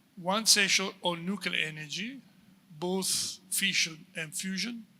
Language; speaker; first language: English; non-native, fluent; Italian